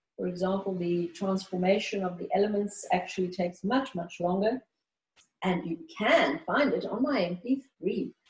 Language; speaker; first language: English; early bilingual, other home language; Greek